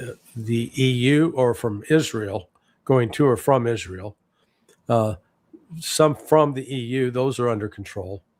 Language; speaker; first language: English; native; English